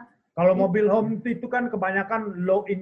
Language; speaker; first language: Indonesian; native; Indonesian